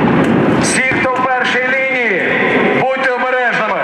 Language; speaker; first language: Ukrainian; native; Ukrainian